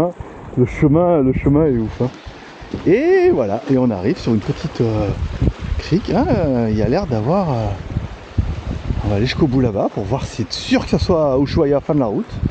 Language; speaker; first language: French; native; French